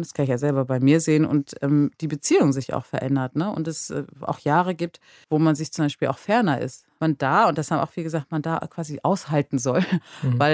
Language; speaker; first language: German; native; German